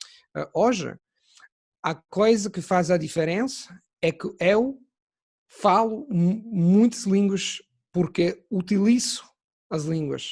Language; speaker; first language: Portuguese; non-native, fluent; Italian